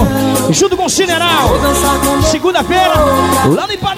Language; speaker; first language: Portuguese; native; Portuguese